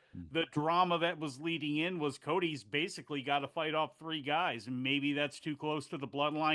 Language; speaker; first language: English; native; English